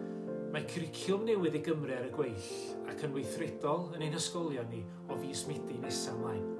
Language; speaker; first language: Welsh; native; Welsh